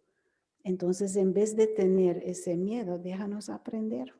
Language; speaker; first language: Spanish; non-native, fluent; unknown